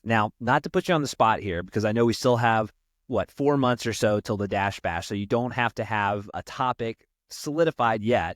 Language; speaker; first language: English; native; English